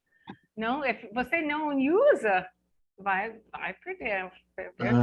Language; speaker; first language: Portuguese; non-native, fluent; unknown